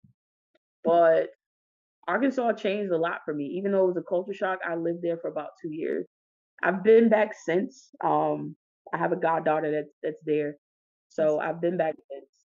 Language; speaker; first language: English; native; English